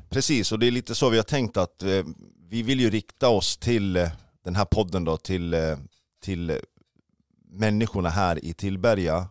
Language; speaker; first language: Swedish; native; Swedish